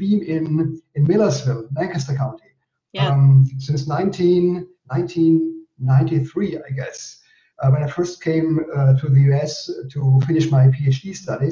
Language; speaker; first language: English; non-native, fluent; German